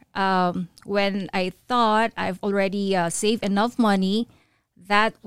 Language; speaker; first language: English; non-native, local second language; Filipino